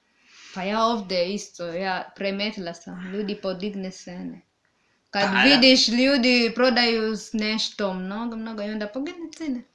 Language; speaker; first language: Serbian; non-native, learner; English